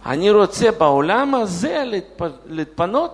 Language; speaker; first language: Hebrew; non-native, fluent; Russian